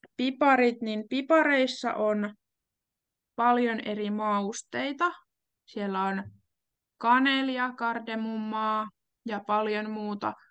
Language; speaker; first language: Finnish; native; Finnish